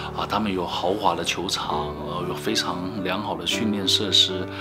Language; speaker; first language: Chinese; native; Chinese